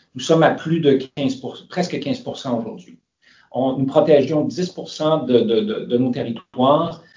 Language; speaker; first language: French; native; French